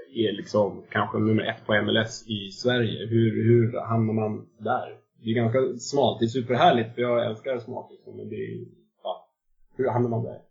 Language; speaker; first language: Swedish; native; Swedish